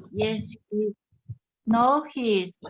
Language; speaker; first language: English; non-native, learner; Kyrgyz